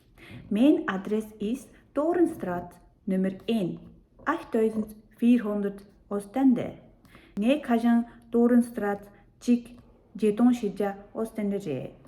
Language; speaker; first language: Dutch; non-native, learner; Tibetan